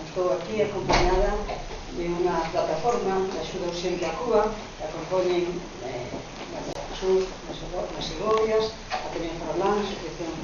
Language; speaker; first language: Galician; non-native, local second language; Spanish